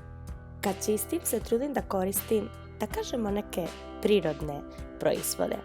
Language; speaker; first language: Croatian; non-native, fluent; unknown